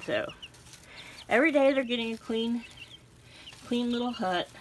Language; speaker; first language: English; native; English